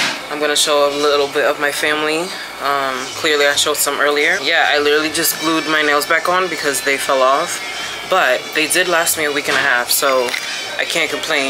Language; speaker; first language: English; early bilingual, other home language; Spanish